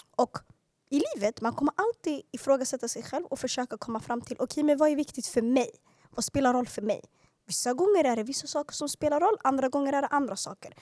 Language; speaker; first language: Swedish; early bilingual, other home language; Arabic